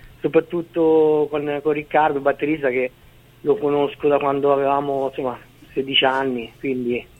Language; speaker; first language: Italian; native; Italian